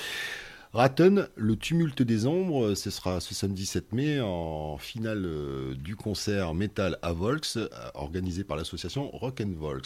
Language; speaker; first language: French; native; French